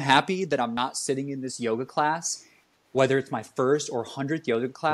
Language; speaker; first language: English; native; English